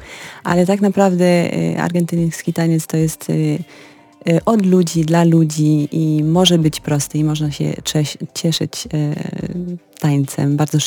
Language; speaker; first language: Polish; non-native, fluent; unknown